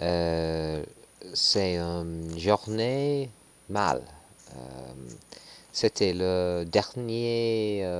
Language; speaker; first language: French; non-native, learner; English